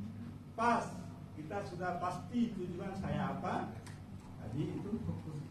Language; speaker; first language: Indonesian; non-native, fluent; Bangla